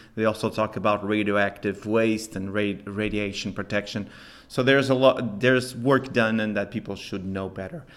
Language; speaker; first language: English; non-native, fluent; Spanish